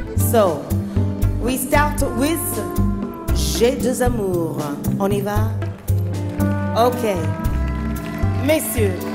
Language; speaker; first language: French; non-native, fluent; English